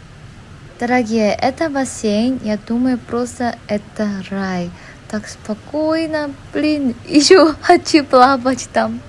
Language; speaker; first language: Russian; non-native, learner; Korean